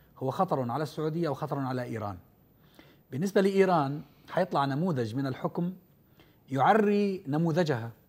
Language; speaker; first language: Arabic; native; Arabic